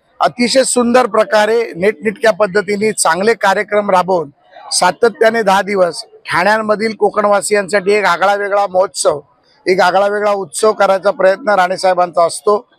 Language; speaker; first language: Marathi; native; Marathi